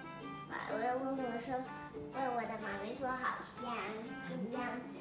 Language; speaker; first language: Chinese; early bilingual, heritage; Chinese